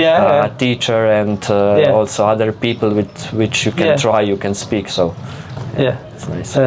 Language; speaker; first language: English; non-native, fluent; Slovenian